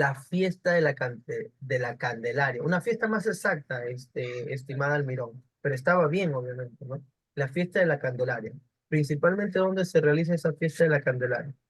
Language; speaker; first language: Spanish; native; Spanish